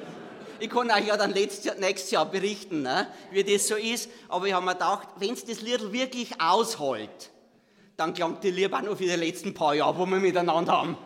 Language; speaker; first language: German; native; German